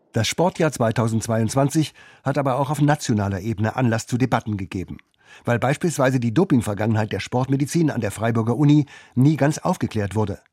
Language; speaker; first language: German; native; German